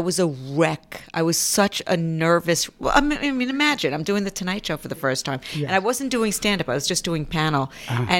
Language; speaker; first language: English; native; English